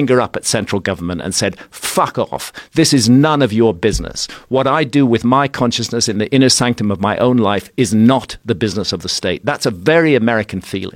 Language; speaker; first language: English; native; English